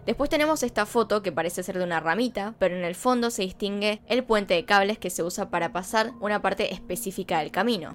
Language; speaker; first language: Spanish; native; Spanish